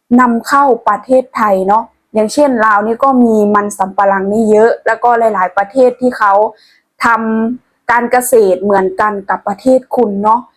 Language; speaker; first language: Thai; non-native, local second language; Northeastern Thai